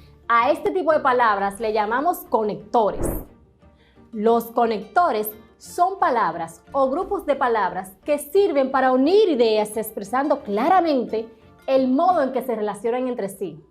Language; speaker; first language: Spanish; native; Spanish